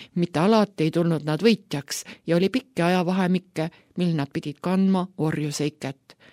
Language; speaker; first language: Estonian; native; Estonian